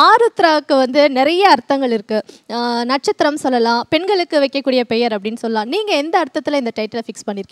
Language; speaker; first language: Tamil; native; Tamil